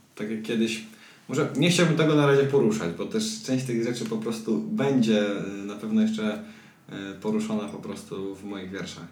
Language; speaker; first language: Polish; native; Polish